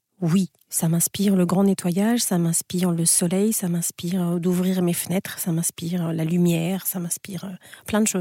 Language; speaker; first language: French; native; French